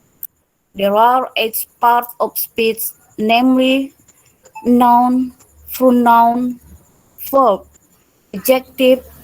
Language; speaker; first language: English; non-native, learner; Indonesian